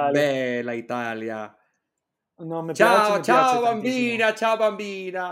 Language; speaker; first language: Italian; non-native, learner; Spanish